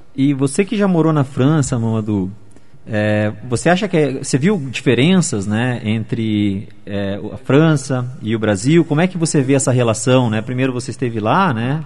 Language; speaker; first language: Portuguese; native; Portuguese